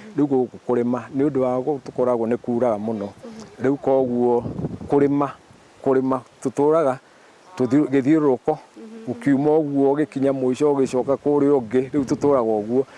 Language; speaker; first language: Kikuyu; native; Kikuyu